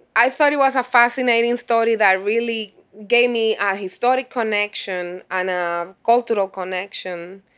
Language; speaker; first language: English; non-native, fluent; Spanish